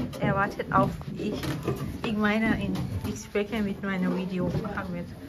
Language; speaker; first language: German; non-native, learner; Thai